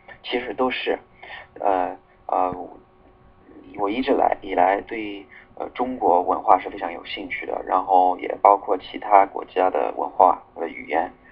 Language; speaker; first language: Chinese; non-native, fluent; English